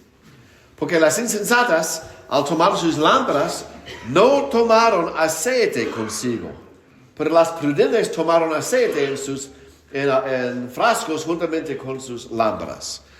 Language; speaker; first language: Spanish; non-native, fluent; English